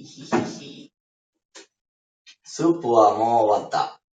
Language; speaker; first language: Japanese; non-native, learner; Spanish